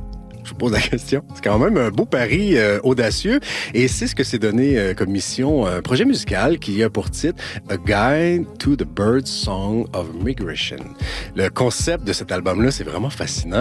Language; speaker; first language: French; native; French